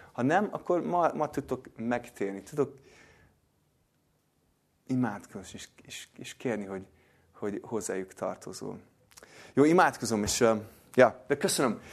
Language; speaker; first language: Hungarian; non-native, fluent; English